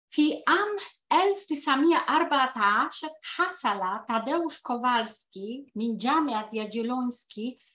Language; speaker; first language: Arabic; non-native, fluent; Polish